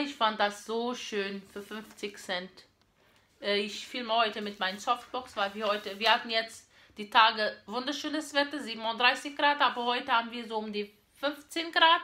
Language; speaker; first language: German; non-native, fluent; Portuguese